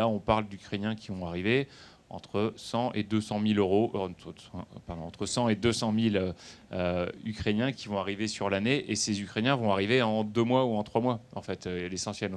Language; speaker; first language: French; native; French